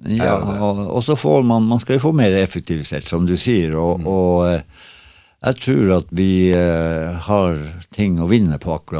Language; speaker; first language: Swedish; non-native, learner; Norwegian